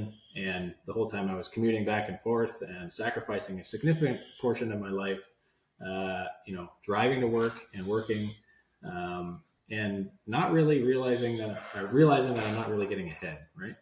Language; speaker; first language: English; native; English